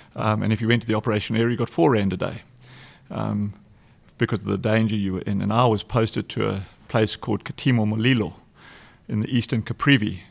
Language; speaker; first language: English; native; English